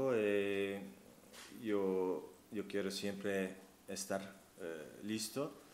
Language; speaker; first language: Spanish; non-native, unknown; Turkish